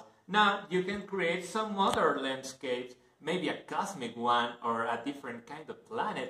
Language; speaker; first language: English; non-native, learner; Spanish